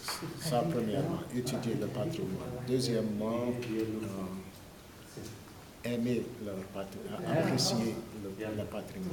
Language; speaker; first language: French; non-native, fluent; English